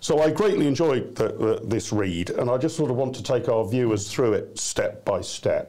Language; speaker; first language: English; native; English